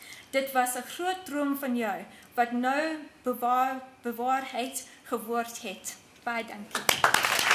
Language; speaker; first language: Afrikaans; non-native, local second language; English